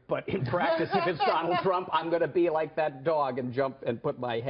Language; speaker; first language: English; native; English